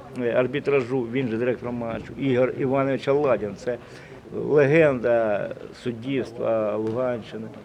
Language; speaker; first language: Ukrainian; non-native, local second language; Russian